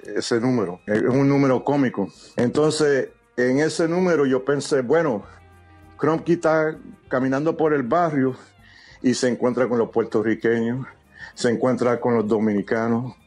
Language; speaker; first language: Spanish; early bilingual, heritage; Spanish